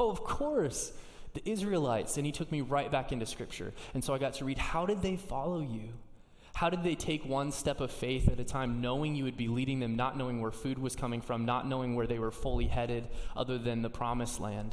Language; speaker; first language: English; native; English